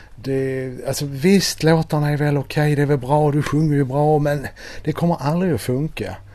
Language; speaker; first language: Swedish; native; Swedish